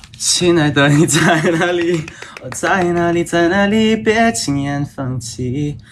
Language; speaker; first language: Chinese; early bilingual, heritage; Chinese